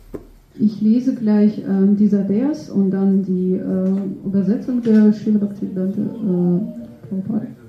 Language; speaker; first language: German; non-native, fluent; Russian